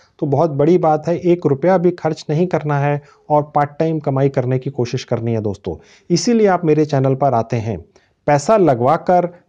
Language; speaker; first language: Hindi; native; Hindi